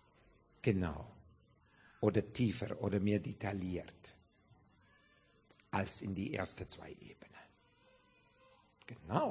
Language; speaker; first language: German; non-native, fluent; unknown